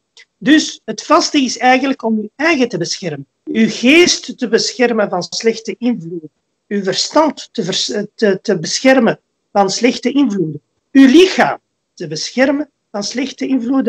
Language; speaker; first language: Dutch; early bilingual, other home language; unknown